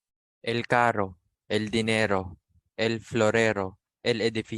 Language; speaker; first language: Spanish; non-native, learner; Filipino